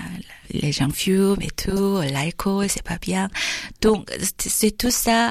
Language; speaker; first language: French; non-native, fluent; Korean